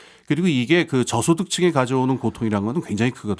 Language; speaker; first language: Korean; native; Korean